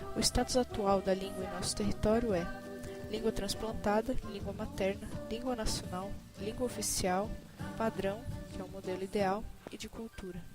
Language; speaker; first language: Portuguese; native; Portuguese